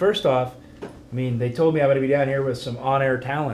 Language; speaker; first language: English; native; English